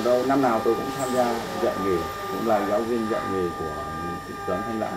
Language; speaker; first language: Vietnamese; native; Vietnamese